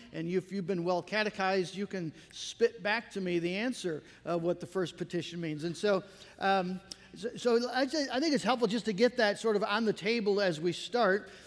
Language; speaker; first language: English; native; English